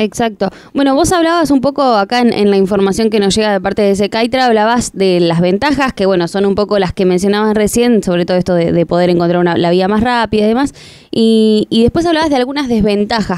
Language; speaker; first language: Spanish; native; Spanish